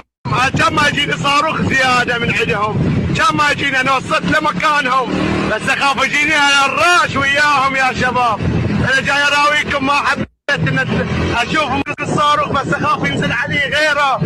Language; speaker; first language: Arabic; native; Arabic